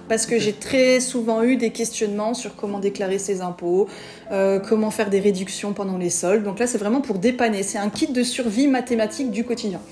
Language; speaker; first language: French; native; French